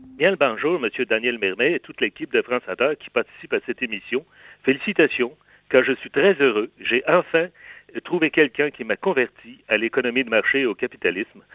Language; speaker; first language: French; native; French